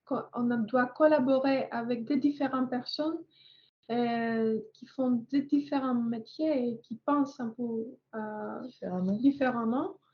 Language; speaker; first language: French; non-native, fluent; Greek